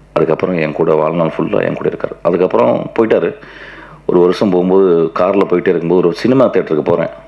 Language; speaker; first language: Tamil; non-native, local second language; Malayalam